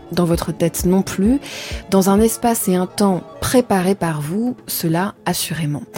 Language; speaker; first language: French; native; French